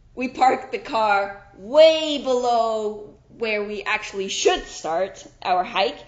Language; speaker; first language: English; non-native, fluent; German